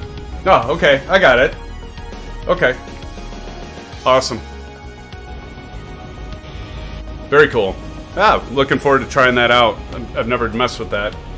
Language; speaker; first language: English; native; English